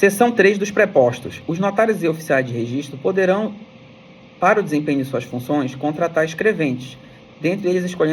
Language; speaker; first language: Portuguese; native; Portuguese